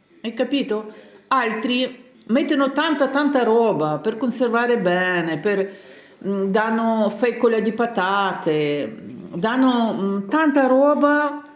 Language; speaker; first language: Italian; non-native, learner; Ukrainian